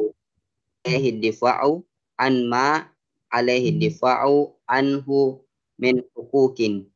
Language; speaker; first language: Arabic; non-native, learner; Indonesian